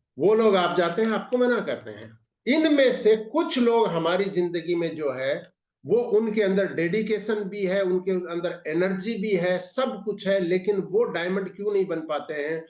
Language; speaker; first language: Hindi; native; Hindi